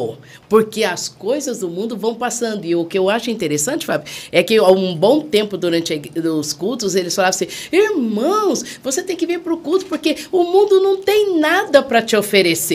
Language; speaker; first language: Portuguese; native; Portuguese